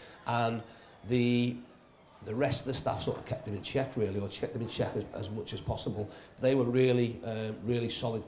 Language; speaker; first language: English; native; English